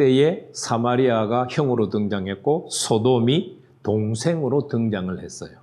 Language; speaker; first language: Korean; native; Korean